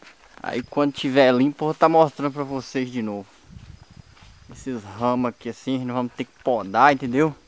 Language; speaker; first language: Portuguese; native; Portuguese